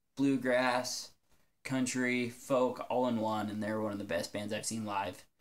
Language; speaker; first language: English; native; English